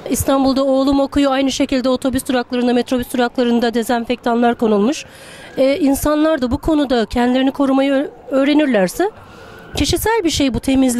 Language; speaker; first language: Turkish; native; Turkish